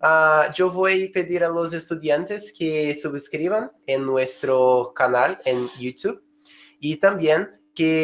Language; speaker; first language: Spanish; non-native, fluent; Portuguese